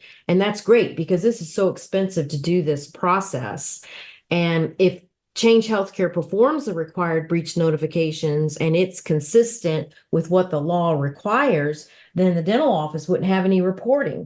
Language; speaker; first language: English; native; English